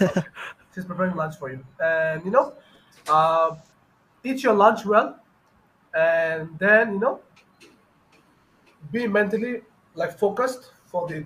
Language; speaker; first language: English; non-native, fluent; Bangla